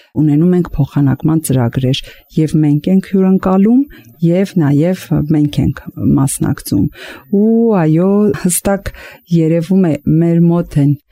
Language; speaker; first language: Armenian; native; Armenian